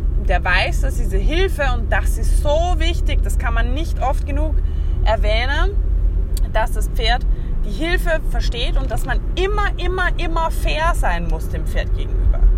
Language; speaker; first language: German; native; German